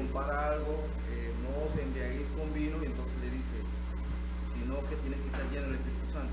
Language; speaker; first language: Spanish; native; Spanish